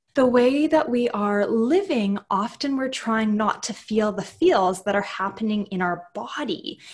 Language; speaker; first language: English; native; English